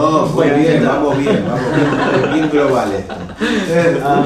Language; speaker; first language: Spanish; native; Spanish